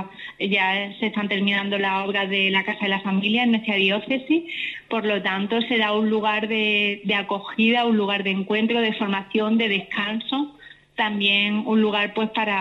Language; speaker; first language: Spanish; native; Spanish